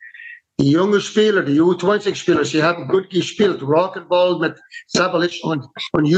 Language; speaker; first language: German; non-native, fluent; English